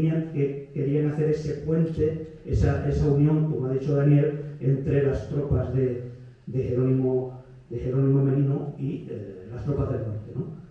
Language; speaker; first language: Spanish; native; Spanish